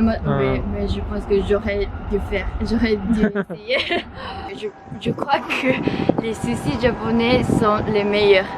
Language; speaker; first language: French; non-native, fluent; Japanese